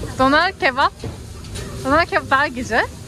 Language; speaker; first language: Turkish; non-native, learner; Korean